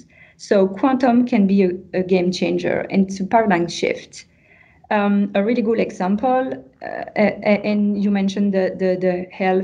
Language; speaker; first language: English; non-native, fluent; French